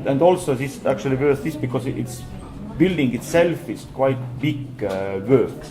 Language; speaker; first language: English; non-native, fluent; Estonian